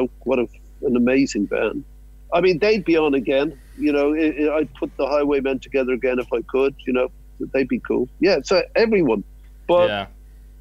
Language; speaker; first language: English; native; English